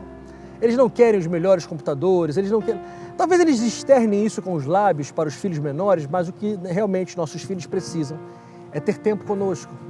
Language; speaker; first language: Portuguese; native; Portuguese